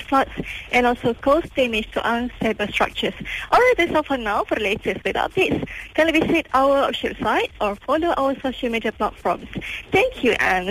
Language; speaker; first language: English; non-native, local second language; Malay